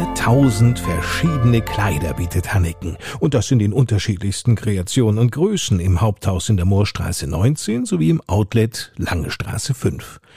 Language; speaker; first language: German; native; German